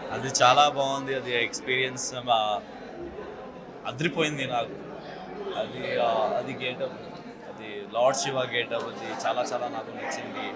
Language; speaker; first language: Telugu; non-native, learner; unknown